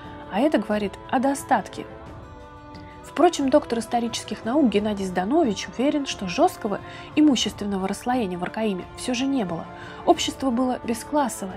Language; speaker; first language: Russian; native; Russian